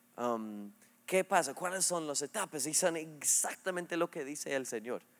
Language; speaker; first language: Spanish; non-native, fluent; English